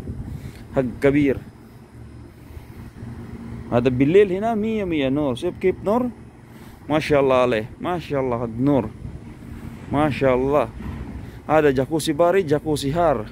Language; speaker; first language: Arabic; non-native, learner; Filipino